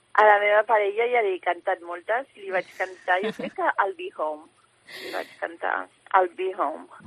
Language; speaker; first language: Catalan; early bilingual, heritage; English